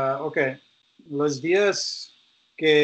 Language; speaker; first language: Spanish; non-native, learner; English